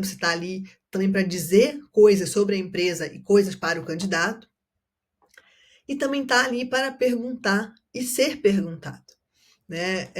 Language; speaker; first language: Portuguese; native; Portuguese